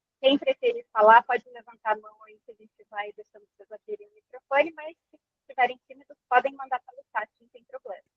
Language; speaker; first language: Portuguese; native; Portuguese